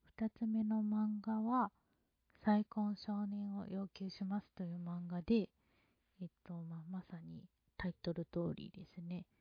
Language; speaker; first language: Japanese; non-native, fluent; Chinese